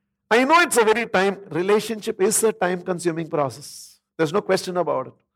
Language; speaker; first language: English; non-native, local second language; Tamil